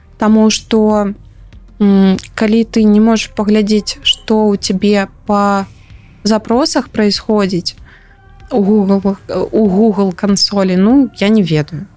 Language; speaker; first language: Belarusian; non-native, local second language; Russian